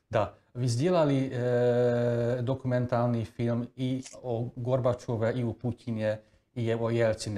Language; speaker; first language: Russian; non-native, fluent; Hungarian